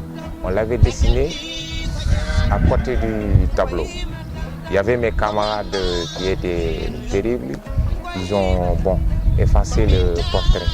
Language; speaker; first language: French; non-native, local second language; Wolof